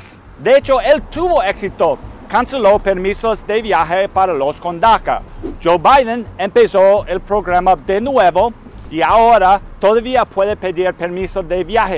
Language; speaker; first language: Spanish; non-native, fluent; English